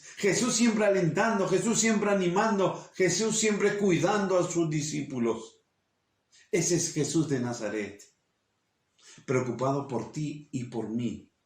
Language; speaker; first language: Spanish; native; Spanish